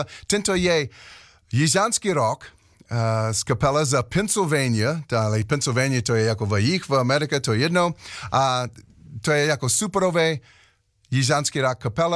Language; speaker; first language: Czech; non-native, learner; English